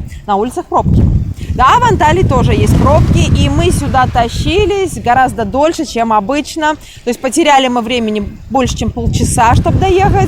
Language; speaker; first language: Russian; native; Russian